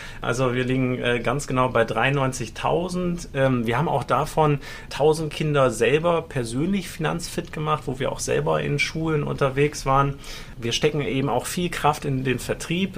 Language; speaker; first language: German; native; German